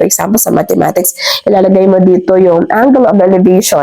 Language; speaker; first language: Filipino; native; Filipino